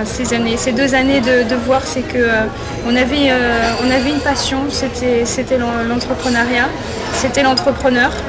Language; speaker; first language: French; native; French